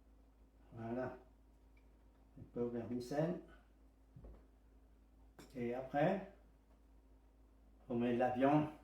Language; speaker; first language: French; non-native, learner; Vietnamese